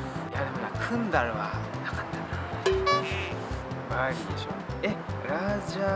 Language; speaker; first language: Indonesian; non-native, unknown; Japanese